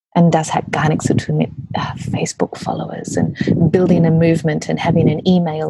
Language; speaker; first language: German; non-native, learner; English